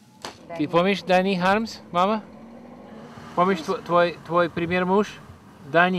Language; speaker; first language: Russian; early bilingual, heritage; Russian